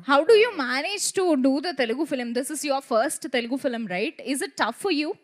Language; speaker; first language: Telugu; native; Telugu